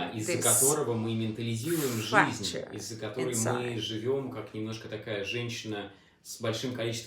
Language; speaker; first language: Russian; native; Russian